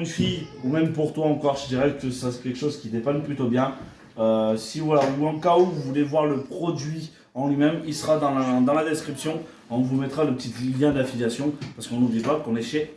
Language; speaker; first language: French; native; French